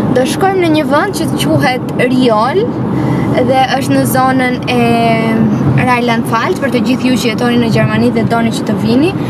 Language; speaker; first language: Albanian; early bilingual, heritage; Albanian